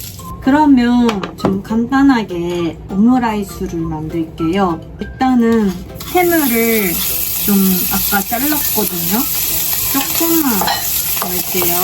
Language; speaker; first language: Korean; non-native, fluent; Japanese